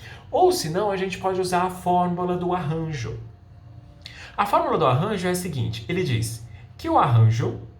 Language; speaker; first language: Portuguese; native; Portuguese